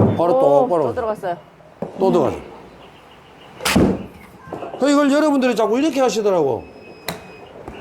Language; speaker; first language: Korean; native; Korean